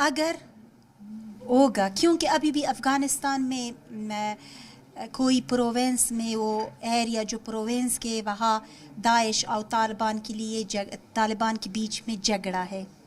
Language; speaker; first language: Hindi; non-native, fluent; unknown